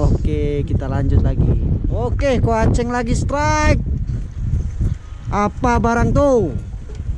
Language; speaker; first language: Malay; native; Malay